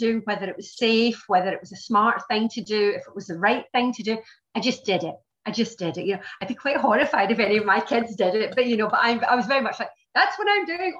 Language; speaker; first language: English; native; English